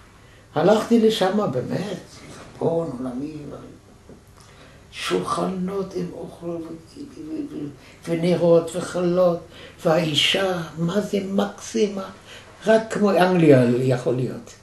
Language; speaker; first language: Hebrew; non-native, fluent; German